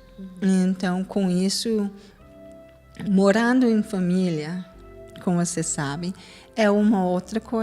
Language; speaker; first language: Portuguese; non-native, fluent; English